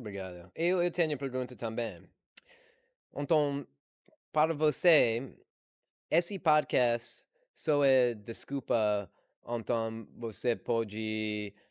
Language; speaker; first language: Portuguese; non-native, learner; English